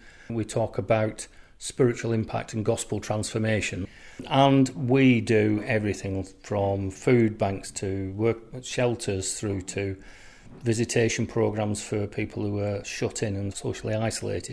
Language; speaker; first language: English; native; English